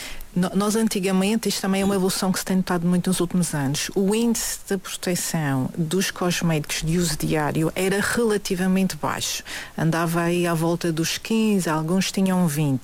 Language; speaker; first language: Portuguese; native; Portuguese